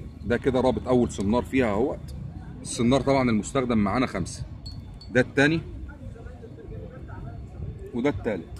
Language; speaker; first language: Arabic; native; Arabic